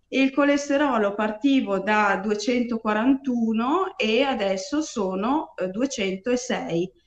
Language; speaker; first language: Italian; non-native, fluent; English